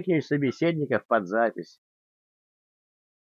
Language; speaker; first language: Russian; native; Russian